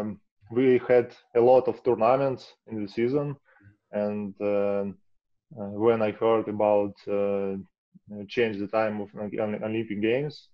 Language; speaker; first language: English; non-native, learner; Russian